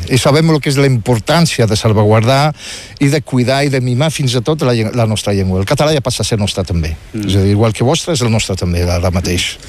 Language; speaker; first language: Catalan; non-native, fluent; Riffian